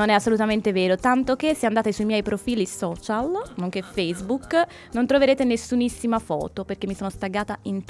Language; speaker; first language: Italian; native; Italian